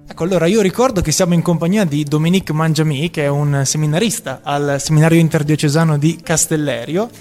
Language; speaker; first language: Italian; native; Italian